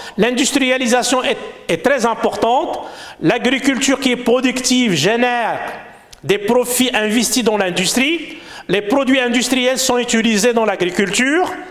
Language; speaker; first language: French; non-native, local second language; Arabic